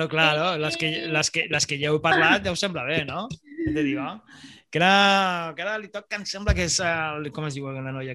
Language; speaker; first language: Catalan; native; Catalan